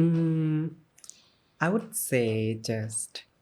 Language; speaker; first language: English; non-native, learner; Thai